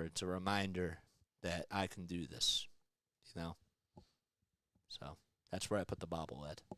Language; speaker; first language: English; native; English